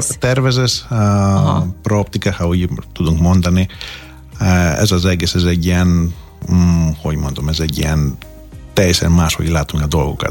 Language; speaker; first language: Hungarian; non-native, learner; Greek